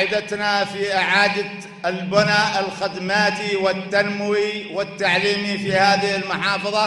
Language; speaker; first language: Arabic; native; Arabic